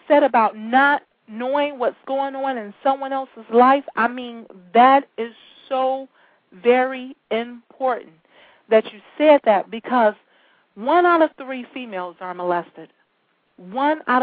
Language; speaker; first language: English; native; English